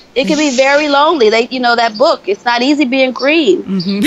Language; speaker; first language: English; native; English